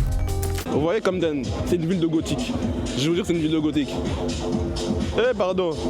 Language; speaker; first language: French; native; French